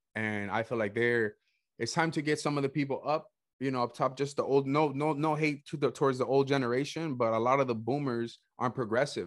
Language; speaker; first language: English; early bilingual, other home language; Spanish